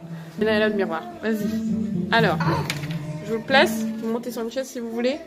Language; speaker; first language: French; native; French